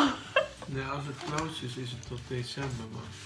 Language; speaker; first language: Dutch; native; Dutch